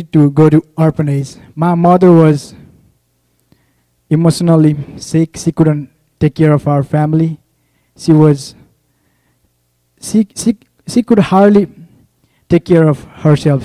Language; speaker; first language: English; non-native, local second language; Nepali